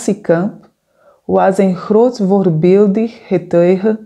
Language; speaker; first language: Dutch; non-native, fluent; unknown